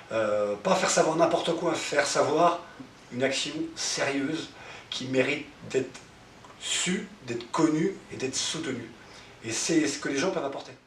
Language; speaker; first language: French; native; French